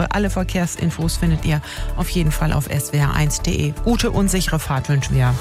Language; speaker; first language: German; native; German